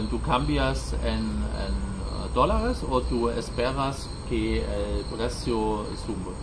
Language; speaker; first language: Spanish; non-native, learner; German